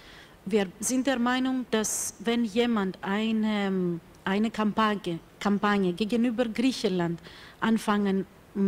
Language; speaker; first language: German; non-native, fluent; Greek